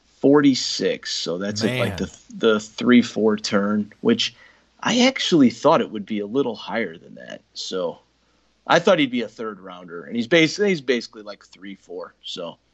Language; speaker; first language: English; native; English